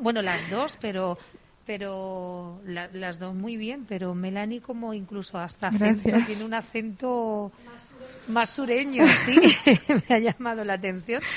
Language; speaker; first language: Spanish; native; Spanish